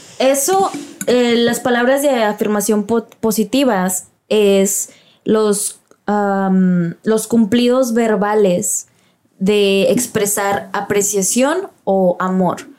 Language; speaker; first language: Spanish; early bilingual, heritage; Spanish